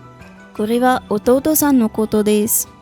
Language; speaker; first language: Japanese; non-native, fluent; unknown